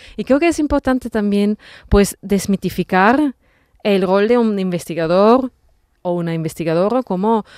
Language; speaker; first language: Spanish; non-native, fluent; German